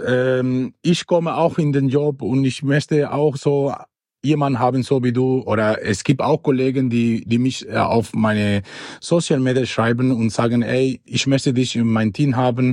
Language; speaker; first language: German; non-native, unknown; Spanish